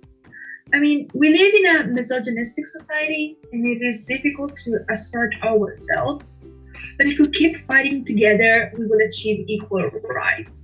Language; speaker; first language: English; non-native, fluent; Italian